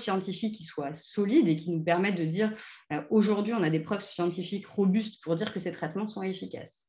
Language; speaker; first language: French; native; French